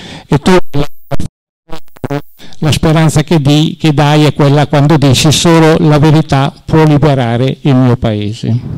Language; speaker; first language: Italian; native; Italian